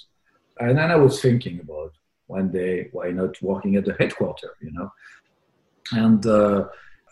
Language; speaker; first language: English; non-native, fluent; French